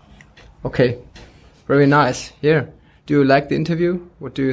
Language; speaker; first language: English; non-native, fluent; German